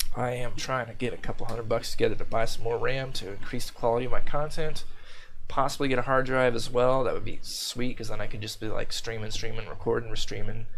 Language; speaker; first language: English; native; English